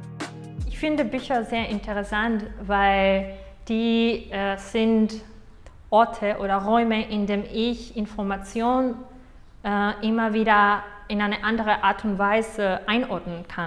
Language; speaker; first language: German; non-native, fluent; Spanish